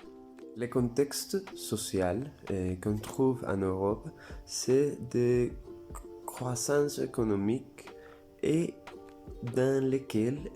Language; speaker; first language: French; non-native, learner; Spanish